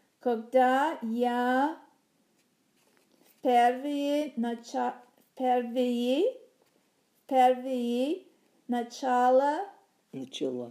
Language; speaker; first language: Russian; non-native, learner; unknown